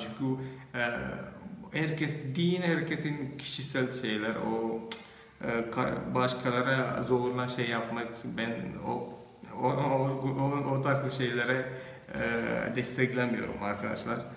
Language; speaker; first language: Turkish; non-native, fluent; Malayalam